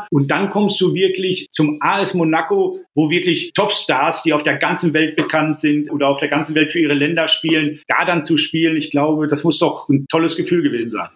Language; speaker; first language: German; native; German